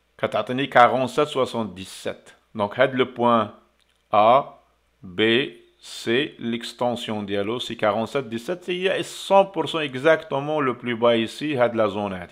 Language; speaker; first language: French; non-native, local second language; Arabic